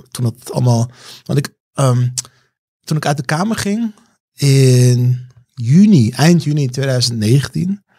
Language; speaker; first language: Dutch; early bilingual, other home language; Turkish